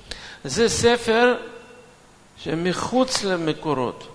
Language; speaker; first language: Hebrew; non-native, fluent; Russian